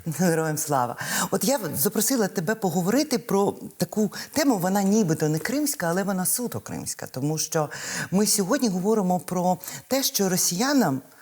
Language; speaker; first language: Ukrainian; native; Ukrainian